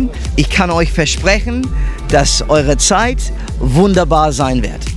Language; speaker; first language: German; non-native, fluent; English